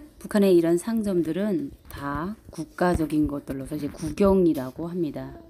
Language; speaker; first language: Korean; native; Korean